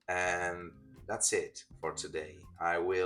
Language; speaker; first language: English; non-native, fluent; Italian